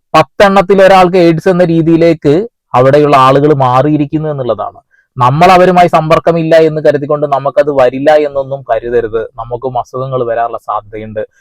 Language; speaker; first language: Malayalam; native; Malayalam